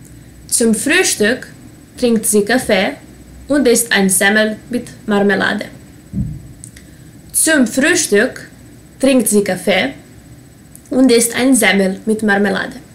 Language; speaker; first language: German; non-native, fluent; Serbian